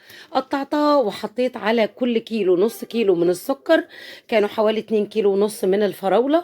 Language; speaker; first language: Arabic; native; Arabic